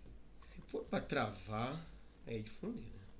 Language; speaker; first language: Portuguese; native; Portuguese